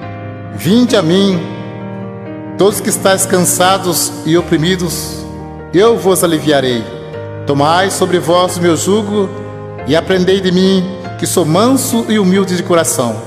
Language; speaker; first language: Portuguese; native; Portuguese